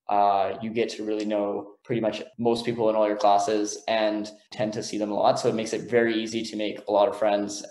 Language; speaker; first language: English; native; English